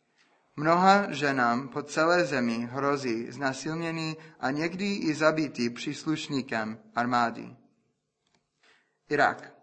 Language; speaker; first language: Czech; non-native, fluent; English